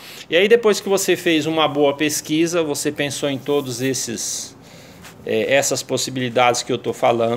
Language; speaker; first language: Portuguese; native; Portuguese